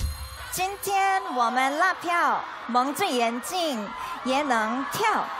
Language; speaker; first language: Chinese; non-native, learner; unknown